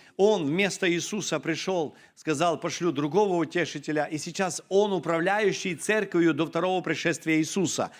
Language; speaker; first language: Russian; non-native, local second language; Ukrainian